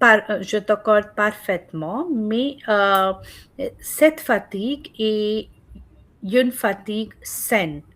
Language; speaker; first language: French; non-native, fluent; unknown